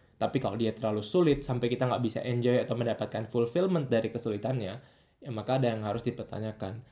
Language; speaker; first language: Indonesian; native; Indonesian